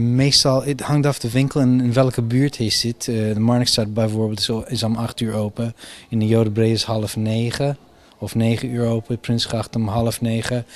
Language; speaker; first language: Dutch; non-native, fluent; English